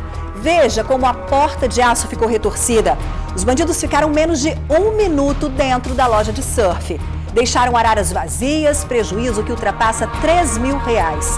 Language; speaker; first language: Portuguese; native; Portuguese